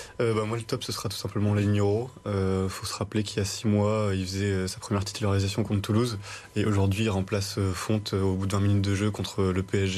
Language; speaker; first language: French; native; French